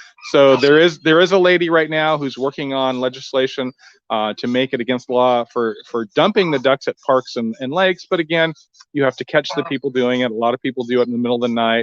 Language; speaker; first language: English; native; English